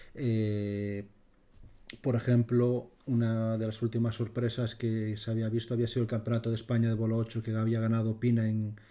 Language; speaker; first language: Spanish; native; Spanish